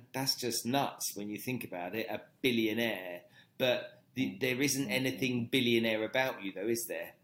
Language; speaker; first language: English; native; English